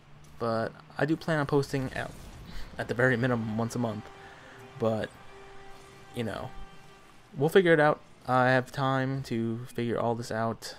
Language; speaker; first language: English; native; English